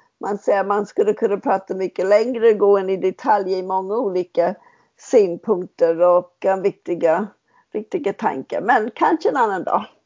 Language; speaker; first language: Swedish; non-native, fluent; English